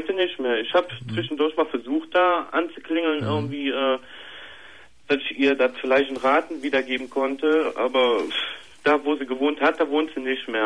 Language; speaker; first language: German; native; German